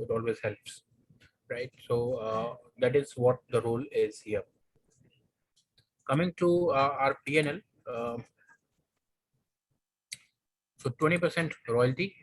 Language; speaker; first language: English; non-native, local second language; Hindi